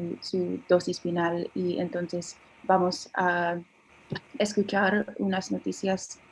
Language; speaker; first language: Spanish; non-native, learner; English